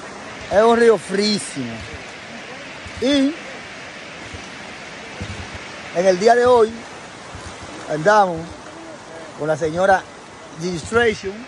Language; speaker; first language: Spanish; native; Spanish